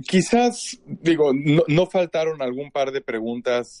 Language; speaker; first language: Spanish; native; Spanish